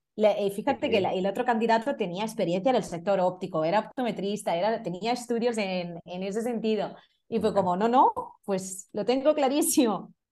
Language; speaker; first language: Spanish; non-native, fluent; Italian